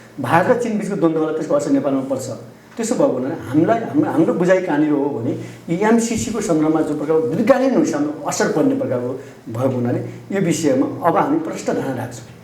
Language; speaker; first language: Nepali; native; Nepali